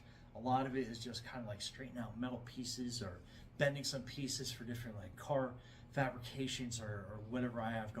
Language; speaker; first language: English; native; English